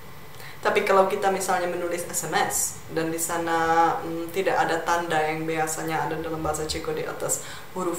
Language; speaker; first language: Indonesian; non-native, fluent; Czech